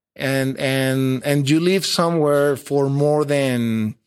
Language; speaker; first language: English; non-native, fluent; Spanish